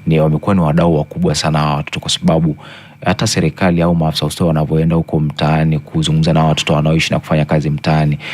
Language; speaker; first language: Swahili; non-native, local second language; Masai